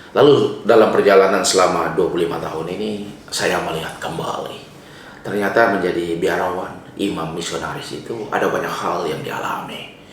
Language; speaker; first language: Indonesian; non-native, local second language; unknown